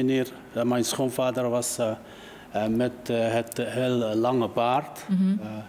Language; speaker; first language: Dutch; non-native, learner; Uyghur